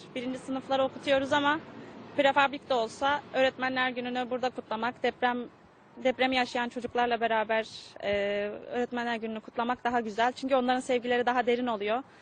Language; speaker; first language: Turkish; native; Turkish